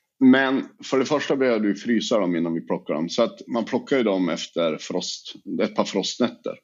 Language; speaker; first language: Swedish; native; Swedish